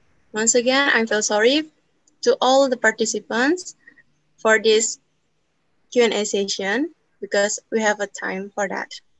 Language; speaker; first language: English; non-native, learner; Indonesian